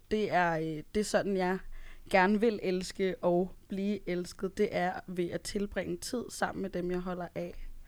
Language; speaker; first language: Danish; early bilingual, other home language; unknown